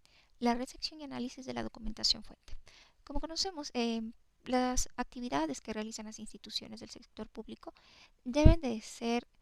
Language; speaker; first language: Spanish; native; Spanish